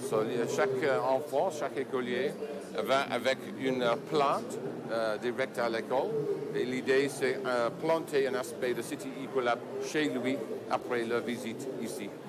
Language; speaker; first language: French; non-native, fluent; English